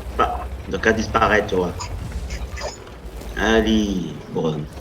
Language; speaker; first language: French; native; French